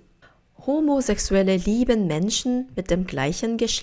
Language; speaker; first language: German; non-native, fluent; Korean